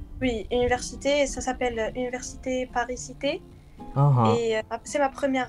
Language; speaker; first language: French; non-native, local second language; Arabic